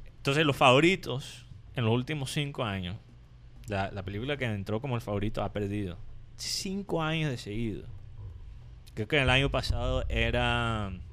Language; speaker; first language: Spanish; non-native, fluent; English